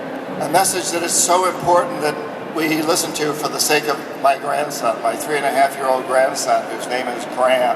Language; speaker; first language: English; native; English